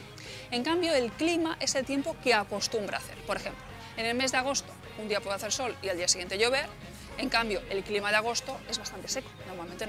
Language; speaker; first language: Spanish; native; Spanish